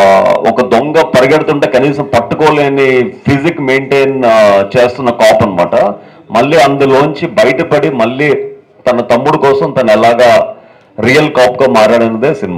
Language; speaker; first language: Telugu; native; Telugu